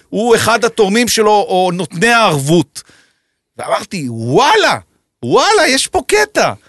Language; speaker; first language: Hebrew; native; Hebrew